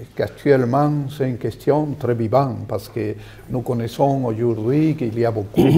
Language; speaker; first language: French; non-native, fluent; Spanish